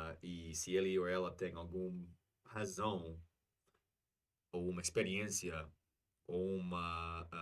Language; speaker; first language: Portuguese; non-native, fluent; English